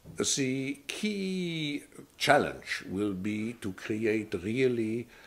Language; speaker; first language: English; non-native, fluent; German